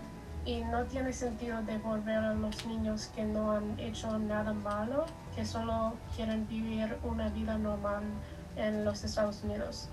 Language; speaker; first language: Spanish; non-native, learner; English